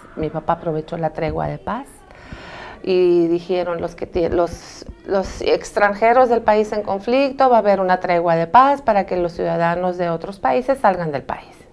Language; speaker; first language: Spanish; early bilingual, other home language; Arabic